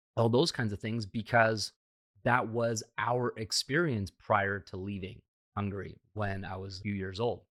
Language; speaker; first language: English; early bilingual, heritage; Hungarian